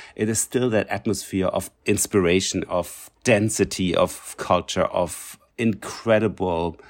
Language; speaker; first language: English; non-native, fluent; German